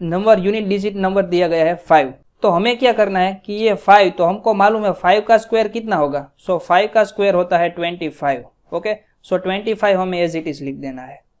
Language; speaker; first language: Hindi; non-native, local second language; Gujarati